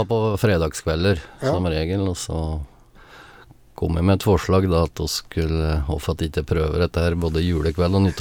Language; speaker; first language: Norwegian; native; Norwegian